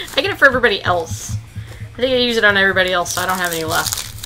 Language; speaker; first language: English; native; English